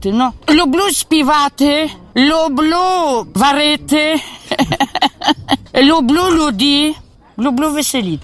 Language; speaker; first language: Polish; non-native, local second language; Ukrainian